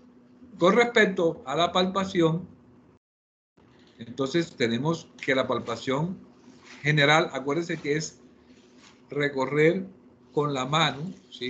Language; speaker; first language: Spanish; native; Spanish